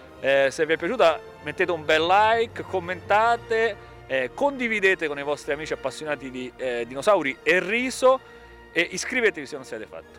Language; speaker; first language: Italian; native; Italian